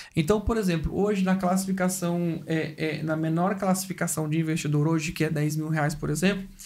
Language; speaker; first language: Portuguese; native; Portuguese